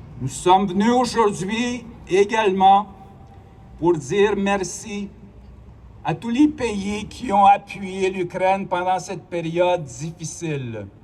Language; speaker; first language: French; non-native, local second language; Ukrainian